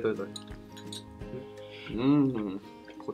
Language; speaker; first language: Chinese; non-native, fluent; Danish